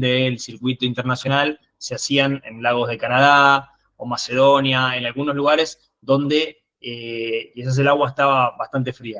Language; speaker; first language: Spanish; native; Spanish